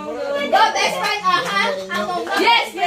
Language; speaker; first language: English; non-native, local second language; Cebuano